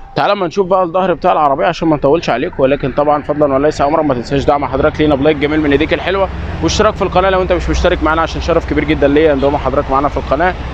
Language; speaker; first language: Egyptian Arabic; native; Egyptian Arabic